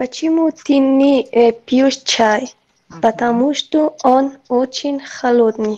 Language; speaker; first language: Russian; non-native, learner; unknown